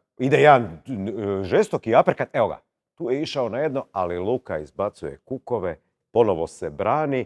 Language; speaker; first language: Croatian; native; Croatian